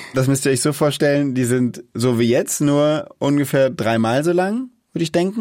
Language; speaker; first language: German; native; German